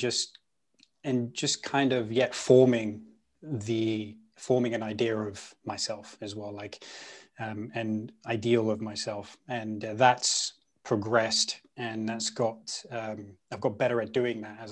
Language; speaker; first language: English; non-native, local second language; Punjabi